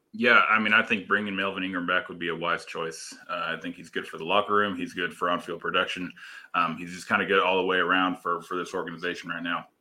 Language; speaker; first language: English; native; English